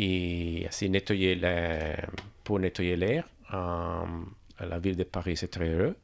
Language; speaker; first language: French; non-native, learner; English